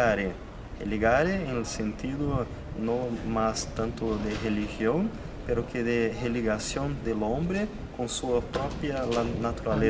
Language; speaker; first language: Spanish; non-native, fluent; Italian